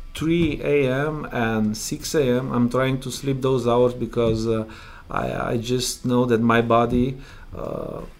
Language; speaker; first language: English; non-native, fluent; Romanian